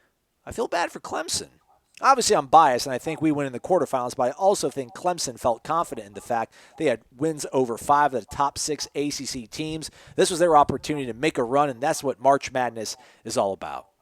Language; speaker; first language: English; native; English